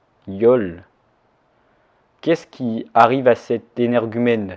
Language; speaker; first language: French; native; French